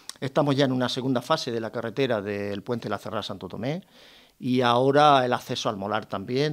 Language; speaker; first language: Spanish; native; Spanish